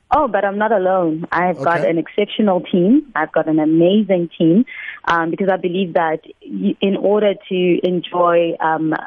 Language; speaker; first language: English; non-native, local second language; Northern Sotho